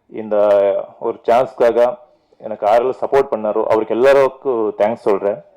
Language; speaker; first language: Tamil; non-native, fluent; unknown